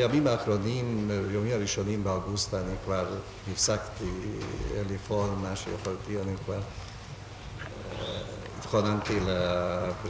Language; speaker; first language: Hebrew; non-native, fluent; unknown